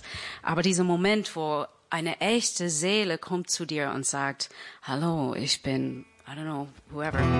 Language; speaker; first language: German; non-native, learner; English